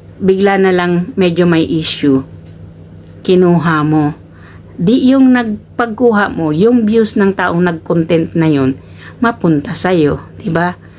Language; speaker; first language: Filipino; non-native, local second language; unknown